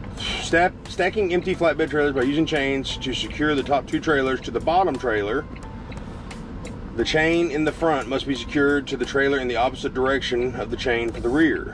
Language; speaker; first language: English; native; English